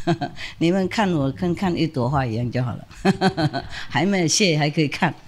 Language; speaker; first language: Chinese; non-native, fluent; Vietnamese